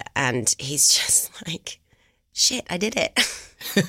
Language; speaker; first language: English; native; English